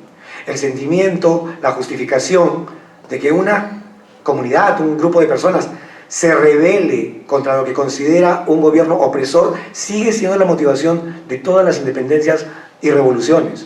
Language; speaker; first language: Spanish; native; Spanish